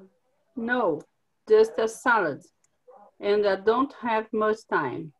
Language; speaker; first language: English; non-native, learner; Portuguese